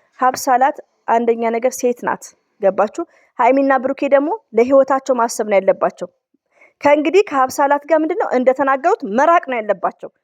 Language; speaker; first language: Amharic; native; Amharic